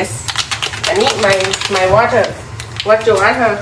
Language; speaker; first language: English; non-native, learner; Thai